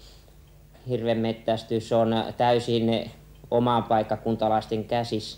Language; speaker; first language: Finnish; native; Finnish